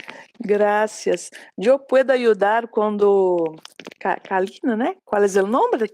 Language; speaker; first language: Spanish; non-native, fluent; Portuguese